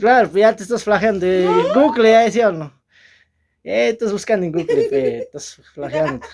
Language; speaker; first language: Spanish; native; Spanish